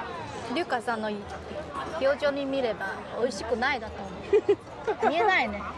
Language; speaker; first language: Japanese; non-native, fluent; Chinese